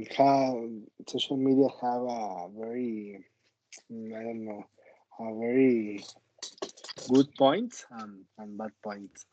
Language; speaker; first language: English; non-native, learner; Spanish